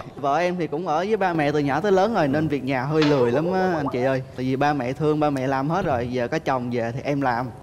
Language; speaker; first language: Vietnamese; native; Vietnamese